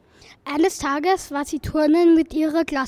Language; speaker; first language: German; native; German